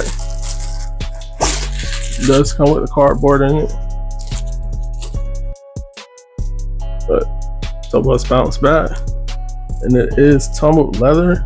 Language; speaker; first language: English; native; English